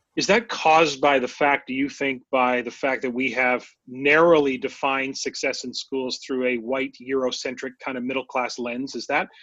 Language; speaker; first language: English; native; English